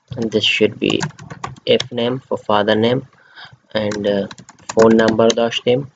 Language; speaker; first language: English; non-native, fluent; Persian